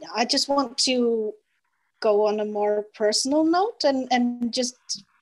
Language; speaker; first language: English; non-native, fluent; Norwegian